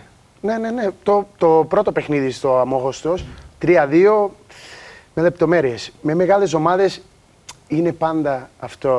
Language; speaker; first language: Greek; non-native, learner; Portuguese